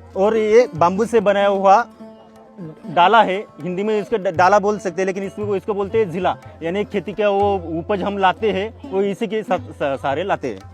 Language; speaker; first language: Hindi; non-native, local second language; Kukna